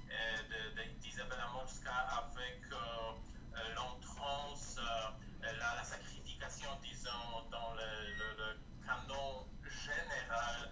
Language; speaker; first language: French; non-native, fluent; Polish